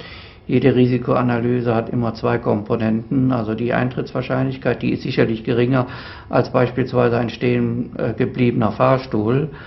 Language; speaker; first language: German; native; German